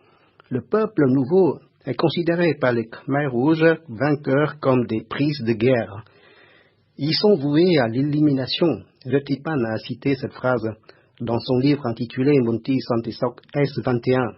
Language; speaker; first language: French; non-native, fluent; Khmer